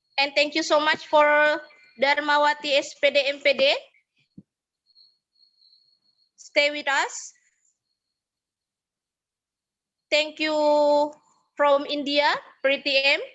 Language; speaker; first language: English; non-native, fluent; Indonesian